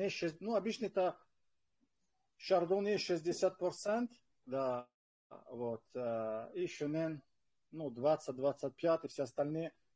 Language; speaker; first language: Russian; non-native, fluent; French